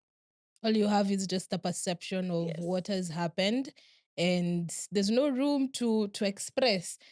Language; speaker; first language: English; non-native, local second language; Swahili